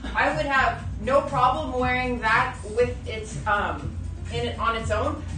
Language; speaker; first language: English; native; English